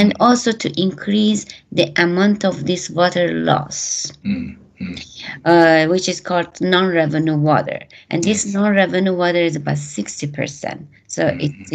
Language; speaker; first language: English; non-native, fluent; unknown